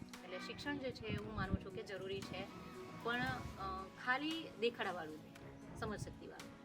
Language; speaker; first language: Gujarati; non-native, local second language; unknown